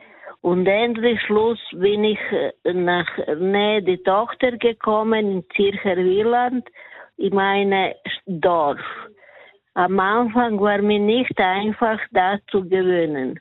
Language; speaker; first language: German; non-native, learner; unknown